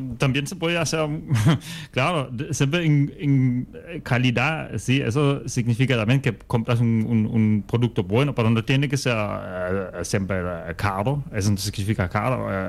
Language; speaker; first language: Spanish; non-native, fluent; German